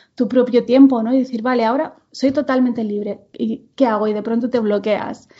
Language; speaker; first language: Spanish; non-native, local second language; Catalan